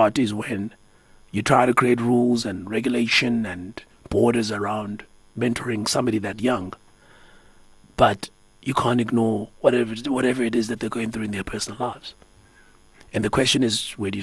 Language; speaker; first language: English; non-native, local second language; Zulu